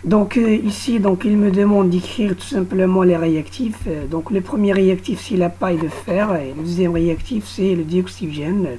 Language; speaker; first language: French; non-native, local second language; Arabic